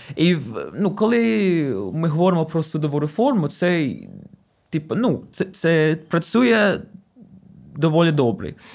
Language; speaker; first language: Ukrainian; non-native, fluent; English